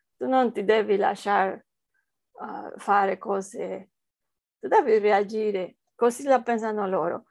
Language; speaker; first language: Italian; non-native, fluent; Spanish